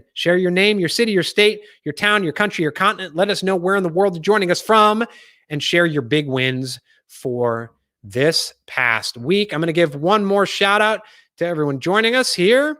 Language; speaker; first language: English; native; English